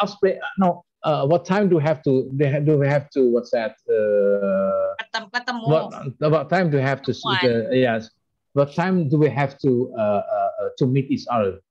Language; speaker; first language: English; non-native, learner; Indonesian